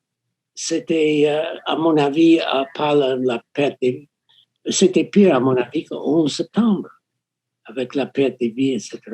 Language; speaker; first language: French; non-native, fluent; English